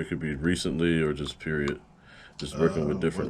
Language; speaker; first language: English; native; English